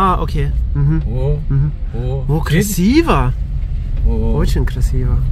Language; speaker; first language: Russian; non-native, learner; German